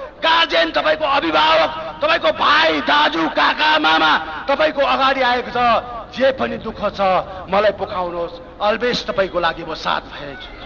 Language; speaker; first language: Nepali; native; Nepali